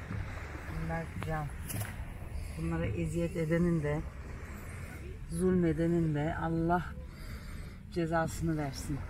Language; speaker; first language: Turkish; early bilingual, heritage; Turkish